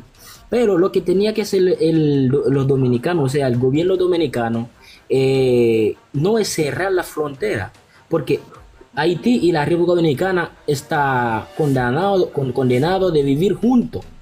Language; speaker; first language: Spanish; non-native, local second language; Haitian Creole